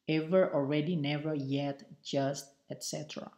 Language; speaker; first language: English; non-native, fluent; Indonesian